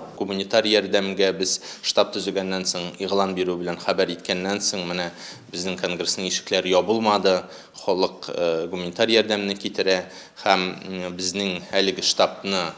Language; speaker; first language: Tatar; native; Tatar